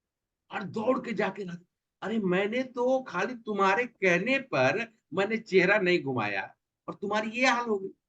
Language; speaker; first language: Hindi; native; Hindi